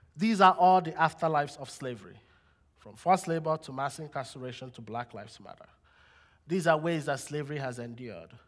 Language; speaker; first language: English; non-native, local second language; Igbo